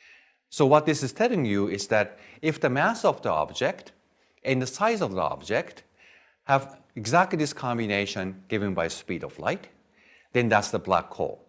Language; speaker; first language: English; non-native, fluent; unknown